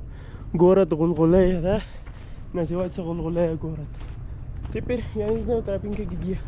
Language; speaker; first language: Russian; non-native, learner; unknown